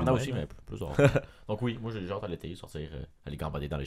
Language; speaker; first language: French; native; French